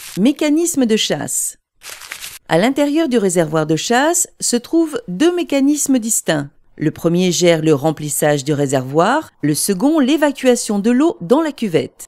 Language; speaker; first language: French; native; French